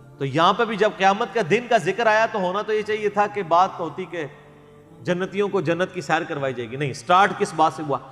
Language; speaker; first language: Urdu; non-native, local second language; Punjabi